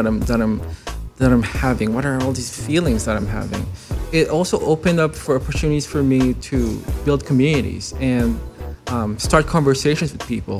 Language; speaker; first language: English; non-native, local second language; Filipino